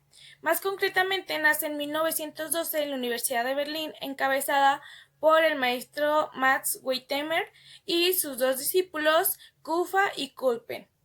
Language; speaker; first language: Spanish; native; Spanish